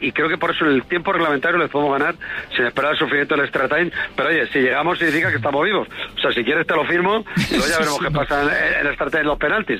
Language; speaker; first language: Spanish; native; Spanish